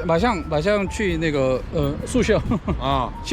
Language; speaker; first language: Chinese; non-native, learner; Korean